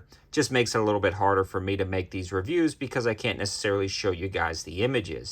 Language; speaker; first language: English; native; English